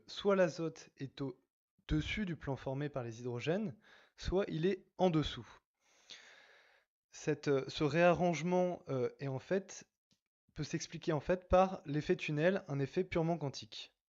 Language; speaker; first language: French; native; French